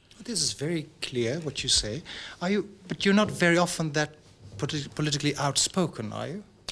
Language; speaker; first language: English; non-native, fluent; Dutch